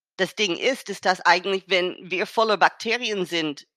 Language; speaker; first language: German; non-native, fluent; English